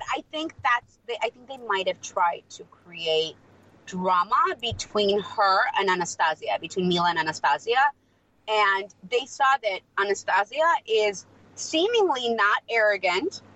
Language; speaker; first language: English; non-native, fluent; Russian